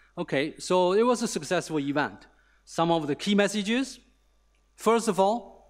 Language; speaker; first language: English; non-native, fluent; Chinese